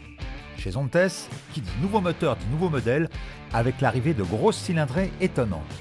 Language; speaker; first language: French; native; French